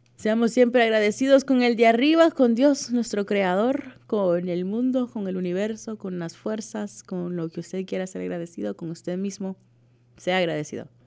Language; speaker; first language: Spanish; native; Spanish